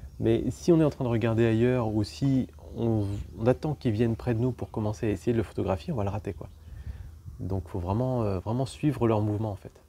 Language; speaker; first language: French; native; French